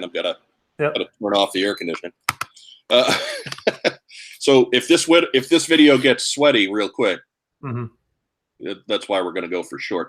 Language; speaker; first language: English; native; English